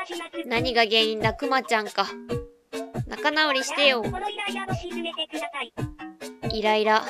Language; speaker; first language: Japanese; native; Japanese